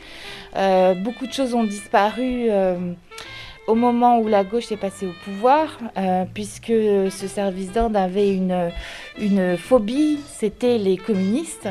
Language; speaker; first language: French; native; French